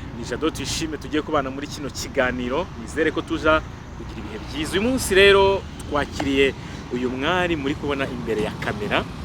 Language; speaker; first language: Kinyarwanda; native; Kinyarwanda